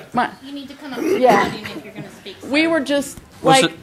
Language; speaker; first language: English; native; English